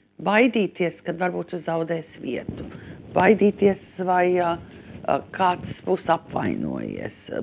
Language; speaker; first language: Latvian; early bilingual, heritage; Latvian